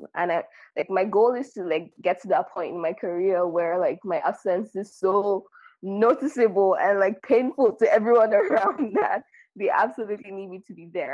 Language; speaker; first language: English; non-native, local second language; Yoruba